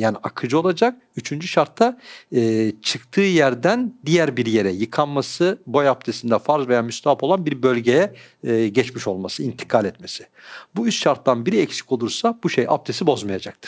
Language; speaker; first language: Turkish; native; Turkish